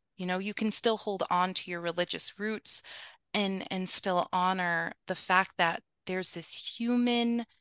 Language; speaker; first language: English; early bilingual, other home language; Spanish